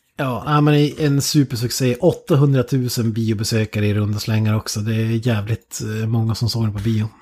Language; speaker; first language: Swedish; native; Swedish